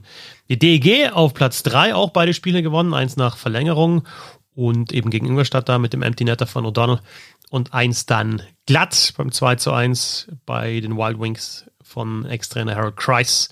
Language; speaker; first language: German; native; German